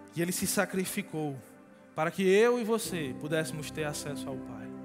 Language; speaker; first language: Portuguese; native; Portuguese